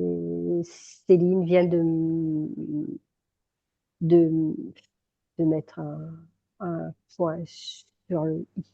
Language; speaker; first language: French; native; French